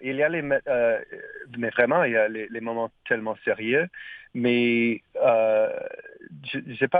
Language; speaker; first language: French; non-native, learner; English